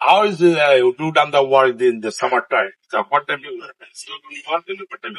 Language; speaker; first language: English; non-native, learner; Bangla